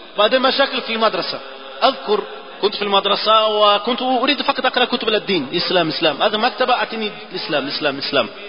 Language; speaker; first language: Arabic; non-native, fluent; Portuguese